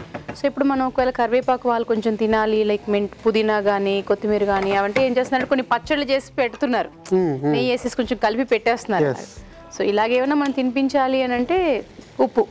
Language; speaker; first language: Telugu; native; Telugu